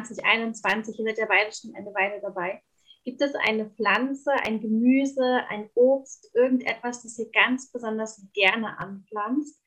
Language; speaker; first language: German; native; German